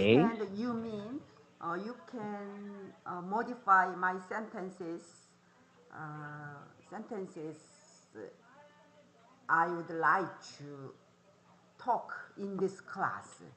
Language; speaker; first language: English; non-native, fluent; Korean